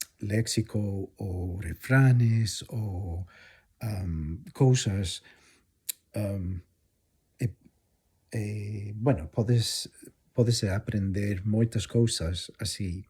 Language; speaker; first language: Galician; non-native, fluent; English